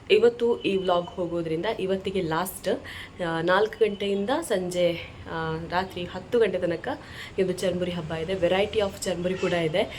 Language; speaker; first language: Kannada; native; Kannada